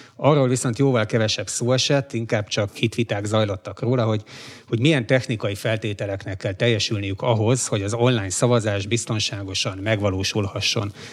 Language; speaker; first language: Hungarian; native; Hungarian